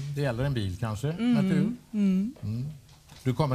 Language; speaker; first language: Swedish; native; Swedish